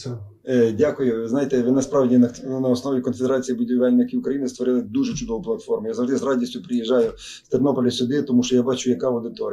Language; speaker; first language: Ukrainian; native; Ukrainian